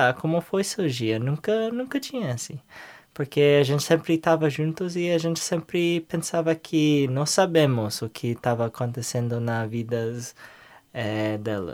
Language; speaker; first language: Portuguese; non-native, learner; English